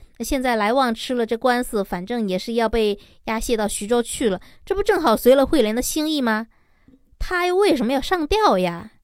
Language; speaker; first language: Chinese; native; Chinese